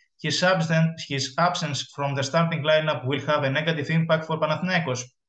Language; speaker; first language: English; non-native, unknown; Greek